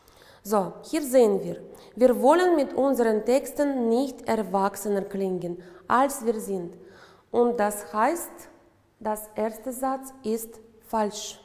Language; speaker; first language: German; non-native, fluent; Uzbek